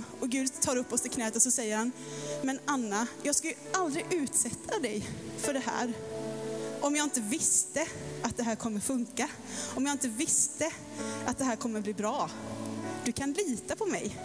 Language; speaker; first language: Swedish; native; Swedish